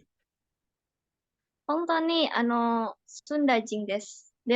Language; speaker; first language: Japanese; non-native, learner; Indonesian